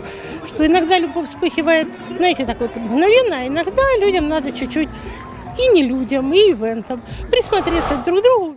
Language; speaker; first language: Russian; native; Russian